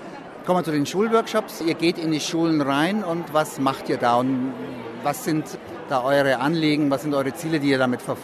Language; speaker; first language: German; native; German